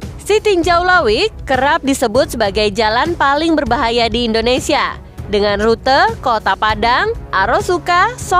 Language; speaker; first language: Indonesian; native; Indonesian